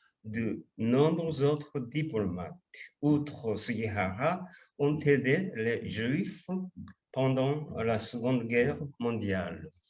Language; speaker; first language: French; non-native, fluent; Japanese